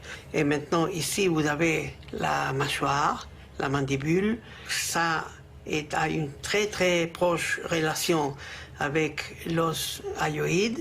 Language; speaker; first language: French; non-native, fluent; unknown